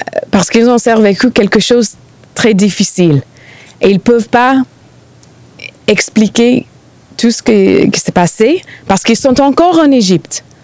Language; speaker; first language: French; non-native, fluent; English